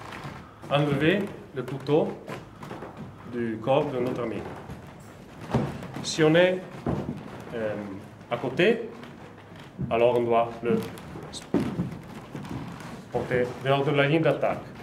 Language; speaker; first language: French; non-native, learner; Russian